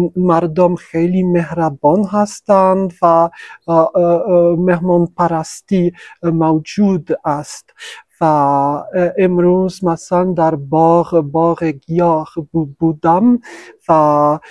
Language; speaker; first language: Persian; non-native, fluent; French